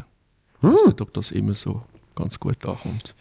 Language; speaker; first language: German; native; German